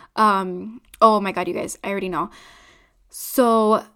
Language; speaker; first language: English; non-native, fluent; Spanish